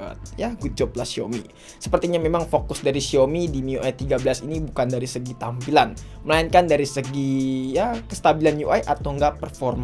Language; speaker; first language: Indonesian; native; Indonesian